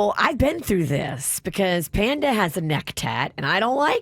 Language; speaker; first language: English; native; English